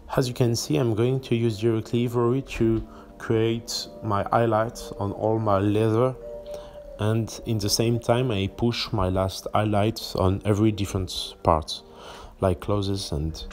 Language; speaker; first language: English; non-native, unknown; French